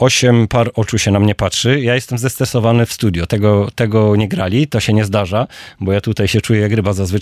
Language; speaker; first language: Polish; native; Polish